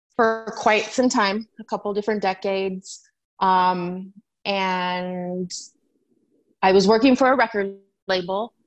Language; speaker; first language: English; native; English